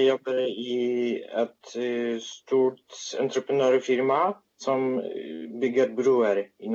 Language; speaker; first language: Swedish; non-native, fluent; Polish